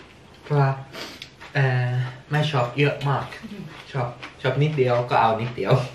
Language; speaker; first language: Thai; early bilingual, heritage; Thai